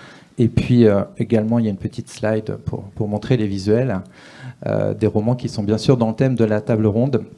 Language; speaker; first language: French; native; French